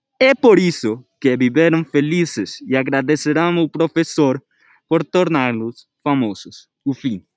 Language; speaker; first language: Portuguese; non-native, learner; Spanish